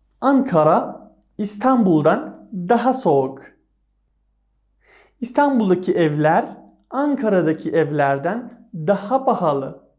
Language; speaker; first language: Turkish; non-native, fluent; Persian